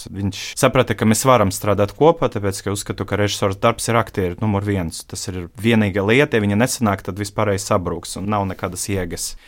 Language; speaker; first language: Latvian; non-native, local second language; Russian